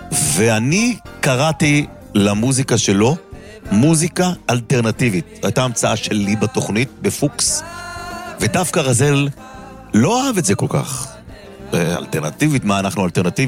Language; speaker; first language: Hebrew; native; Hebrew